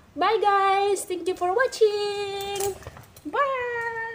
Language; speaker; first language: English; non-native, local second language; Filipino